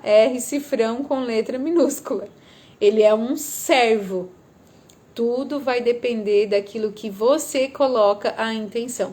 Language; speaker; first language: Portuguese; native; Portuguese